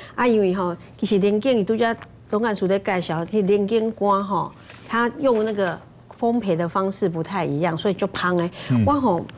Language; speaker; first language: Chinese; native; Chinese